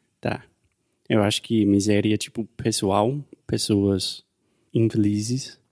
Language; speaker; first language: Portuguese; non-native, fluent; English